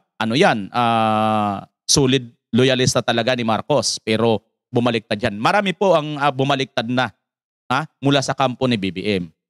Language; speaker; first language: Filipino; native; Filipino